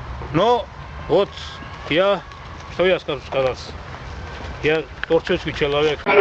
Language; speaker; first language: Russian; non-native, learner; Georgian